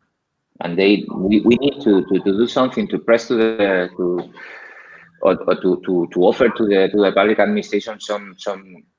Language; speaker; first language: English; non-native, learner; Spanish